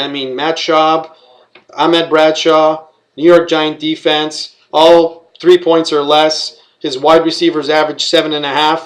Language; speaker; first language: English; native; English